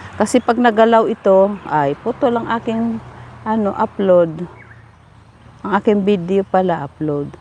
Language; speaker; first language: Filipino; non-native, local second language; Hiligaynon